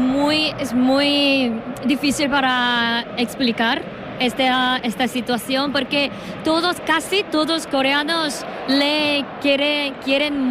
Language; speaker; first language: Spanish; non-native, learner; Korean